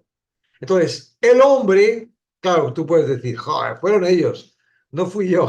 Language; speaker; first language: Spanish; native; Spanish